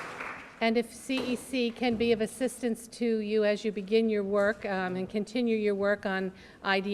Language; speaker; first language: English; native; English